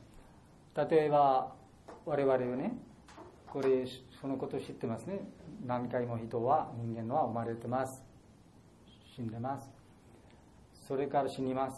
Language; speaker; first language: Japanese; non-native, learner; Bangla